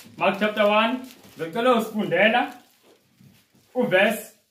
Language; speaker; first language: Zulu; non-native, local second language; Xhosa